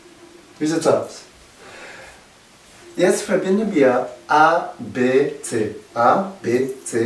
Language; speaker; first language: German; non-native, learner; Japanese